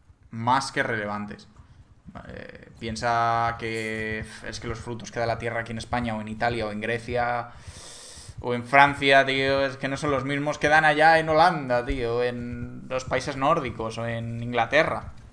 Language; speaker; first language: Spanish; native; Spanish